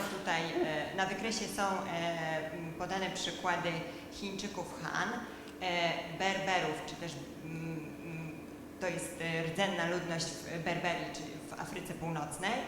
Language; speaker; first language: Polish; native; Polish